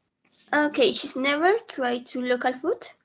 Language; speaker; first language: English; non-native, learner; Spanish